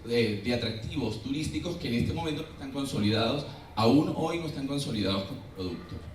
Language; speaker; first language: Spanish; native; Spanish